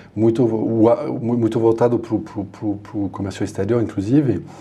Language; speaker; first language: Portuguese; non-native, fluent; French